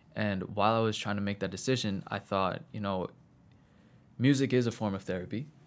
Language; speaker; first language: English; native; English